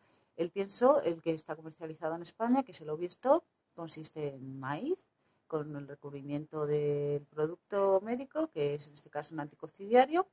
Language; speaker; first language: Spanish; native; Spanish